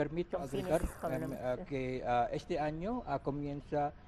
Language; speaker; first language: Spanish; non-native, learner; Filipino